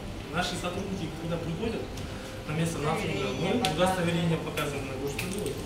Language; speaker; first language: Russian; non-native, local second language; Kyrgyz